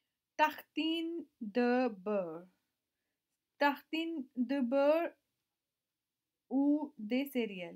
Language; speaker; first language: French; non-native, learner; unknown